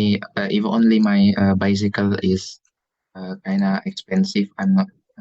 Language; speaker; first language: English; non-native, learner; Indonesian